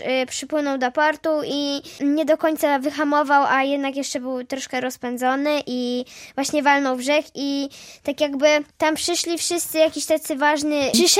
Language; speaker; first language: Polish; native; Polish